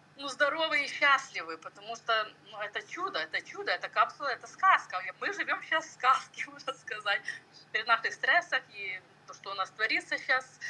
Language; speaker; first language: Russian; non-native, local second language; Ukrainian